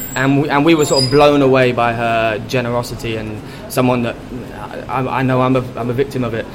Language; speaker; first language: English; native; English